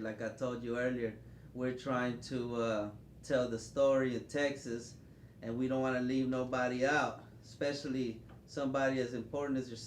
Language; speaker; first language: English; native; English